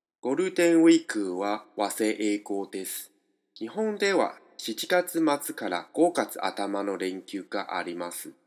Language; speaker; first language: Japanese; non-native, fluent; Chinese